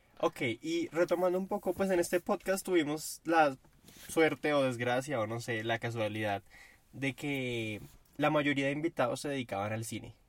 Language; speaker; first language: Spanish; native; Spanish